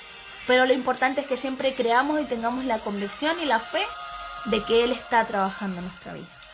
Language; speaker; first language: Spanish; native; Spanish